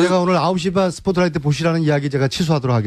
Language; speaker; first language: Korean; native; Korean